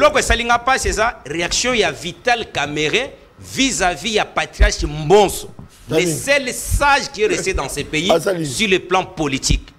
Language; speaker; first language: French; non-native, local second language; Lingala